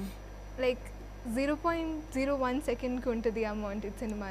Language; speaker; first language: Telugu; non-native, fluent; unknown